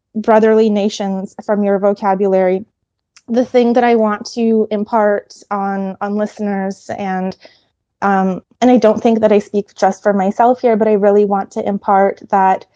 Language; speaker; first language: English; early bilingual, other home language; Ukrainian